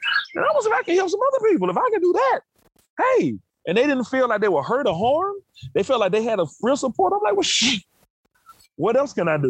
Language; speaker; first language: English; native; English